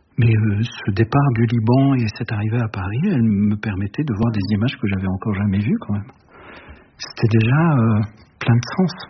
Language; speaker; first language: French; early bilingual, other home language; Arabic